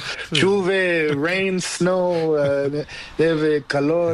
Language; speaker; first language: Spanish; non-native, learner; Portuguese